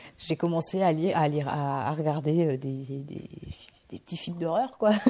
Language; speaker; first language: French; early bilingual, other home language; Bulgarian